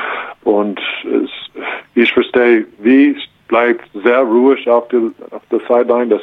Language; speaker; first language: German; non-native, learner; English